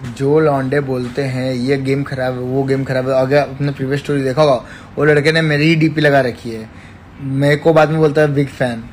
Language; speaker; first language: Hindi; native; Hindi